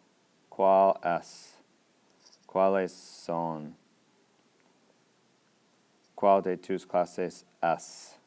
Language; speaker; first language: Spanish; non-native, fluent; English